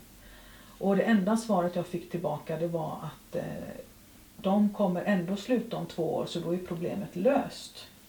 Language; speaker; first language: Swedish; native; Swedish